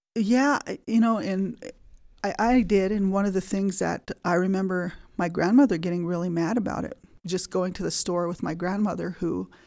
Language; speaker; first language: English; native; English